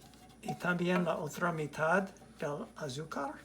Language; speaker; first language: Spanish; non-native, learner; English